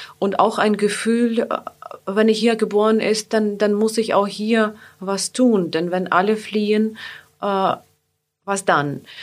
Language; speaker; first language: German; non-native, fluent; Ukrainian